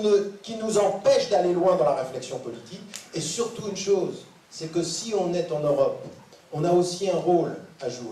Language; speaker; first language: French; native; French